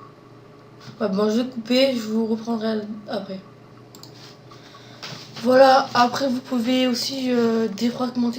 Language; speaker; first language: French; native; French